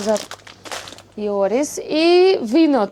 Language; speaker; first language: Macedonian; non-native, learner; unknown